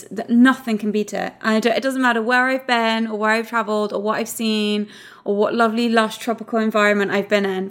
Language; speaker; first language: English; native; English